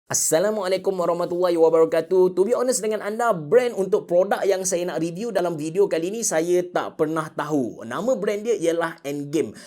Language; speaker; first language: Malay; native; Malay